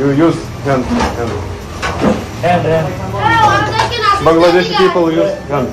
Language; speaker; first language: English; non-native, learner; Lithuanian